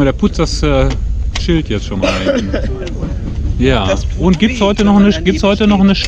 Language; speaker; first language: German; native; German